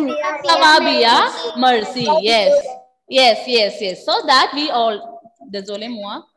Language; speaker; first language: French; non-native, fluent; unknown